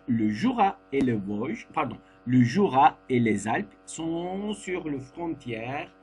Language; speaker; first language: French; non-native, fluent; Turkish